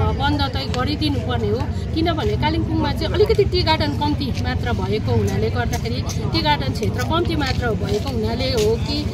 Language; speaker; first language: Nepali; native; Nepali